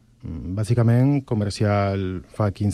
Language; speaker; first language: Catalan; non-native, learner; Spanish